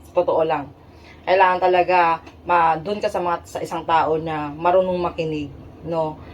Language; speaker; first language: Filipino; non-native, local second language; Hiligaynon